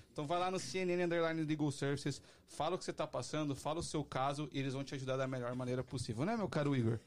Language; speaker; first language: Portuguese; native; Portuguese